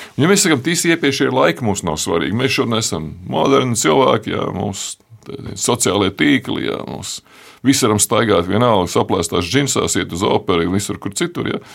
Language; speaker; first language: Latvian; native; Latvian